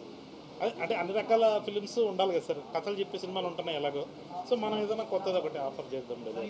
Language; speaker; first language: Telugu; native; Telugu